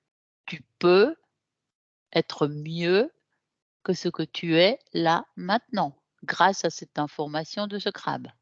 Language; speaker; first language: French; native; French